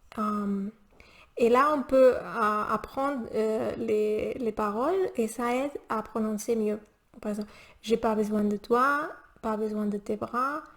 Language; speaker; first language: French; non-native, learner; Spanish